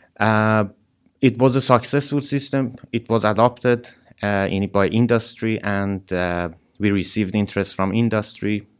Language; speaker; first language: English; non-native, fluent; Persian